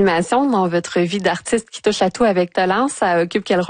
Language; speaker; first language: French; native; French